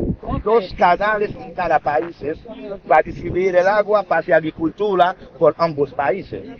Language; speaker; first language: Spanish; non-native, learner; Haitian Creole